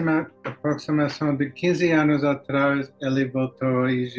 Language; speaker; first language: Portuguese; non-native, learner; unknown